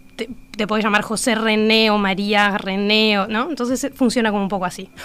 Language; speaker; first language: Spanish; native; Spanish